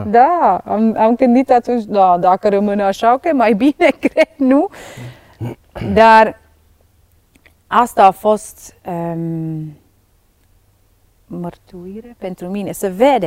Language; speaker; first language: Romanian; non-native, learner; Dutch